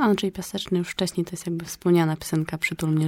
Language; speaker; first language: Polish; native; Polish